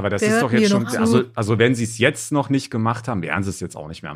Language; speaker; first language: German; native; German